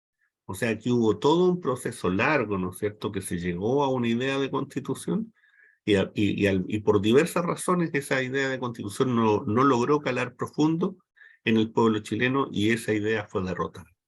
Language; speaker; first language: Spanish; native; Spanish